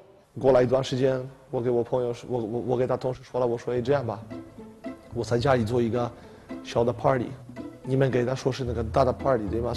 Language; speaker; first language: Chinese; non-native, fluent; Polish